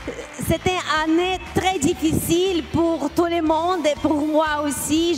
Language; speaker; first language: French; non-native, learner; Ukrainian